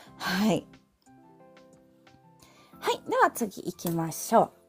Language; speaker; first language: Japanese; non-native, fluent; Filipino